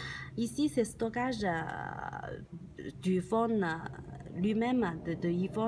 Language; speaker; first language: French; non-native, learner; Chinese